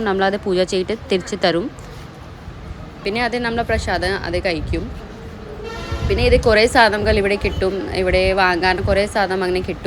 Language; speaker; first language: Malayalam; non-native, learner; Hindi